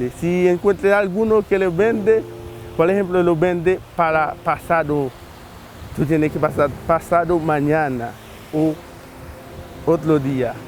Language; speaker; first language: Spanish; non-native, learner; Haitian Creole